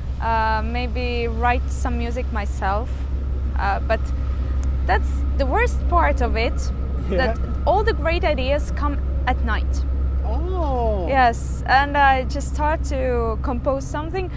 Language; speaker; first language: English; non-native, fluent; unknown